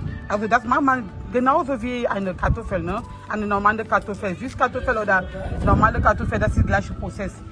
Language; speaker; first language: German; non-native, fluent; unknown